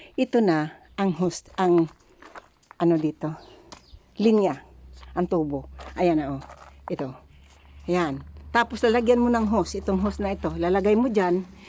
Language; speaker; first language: Filipino; native; Filipino